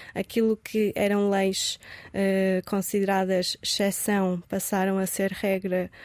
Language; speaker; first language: Portuguese; early bilingual, other home language; Romanian